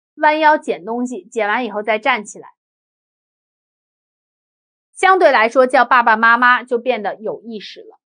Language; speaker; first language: Chinese; native; Chinese